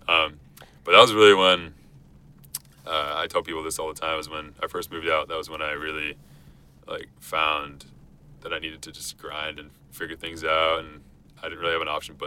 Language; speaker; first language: English; native; English